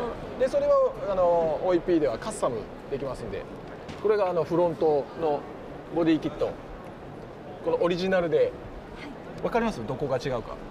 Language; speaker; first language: Japanese; native; Japanese